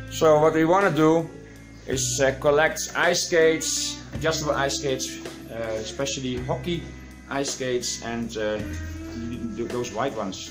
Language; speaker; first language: English; non-native, fluent; Dutch